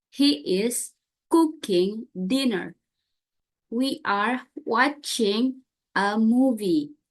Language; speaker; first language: English; non-native, learner; Indonesian